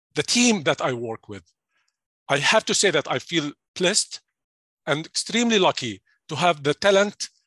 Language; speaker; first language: English; non-native, fluent; Arabic